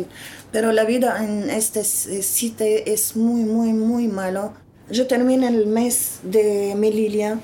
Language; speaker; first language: Spanish; non-native, learner; Arabic